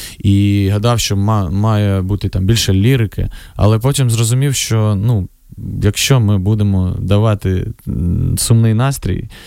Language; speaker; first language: Ukrainian; non-native, local second language; Russian